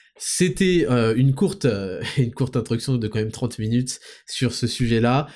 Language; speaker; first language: French; native; French